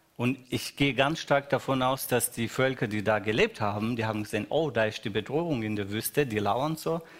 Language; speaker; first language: German; non-native, fluent; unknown